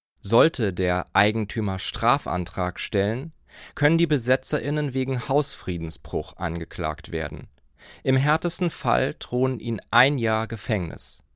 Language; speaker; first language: German; native; German